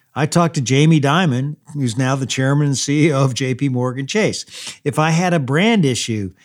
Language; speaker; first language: English; native; English